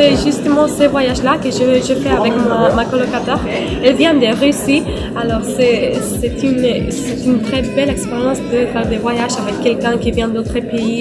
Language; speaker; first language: French; non-native, fluent; Spanish